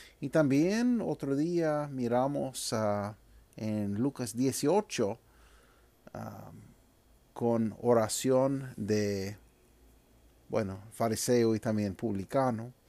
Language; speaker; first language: Spanish; non-native, fluent; English